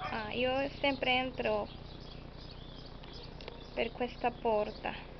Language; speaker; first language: Italian; non-native, learner; Spanish